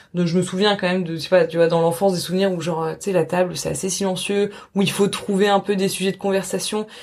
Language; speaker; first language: French; native; French